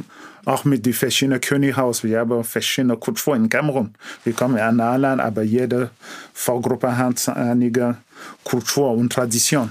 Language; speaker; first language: German; non-native, learner; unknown